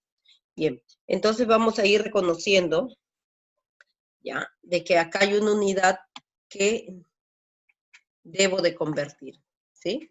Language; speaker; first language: Spanish; native; Spanish